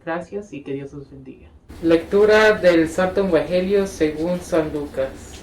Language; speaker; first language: Spanish; native; Spanish